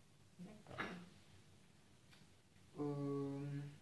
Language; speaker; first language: French; non-native, fluent; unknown